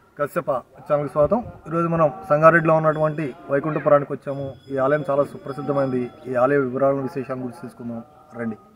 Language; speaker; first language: Telugu; native; Telugu